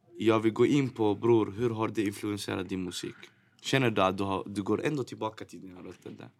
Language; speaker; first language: Swedish; native; Swedish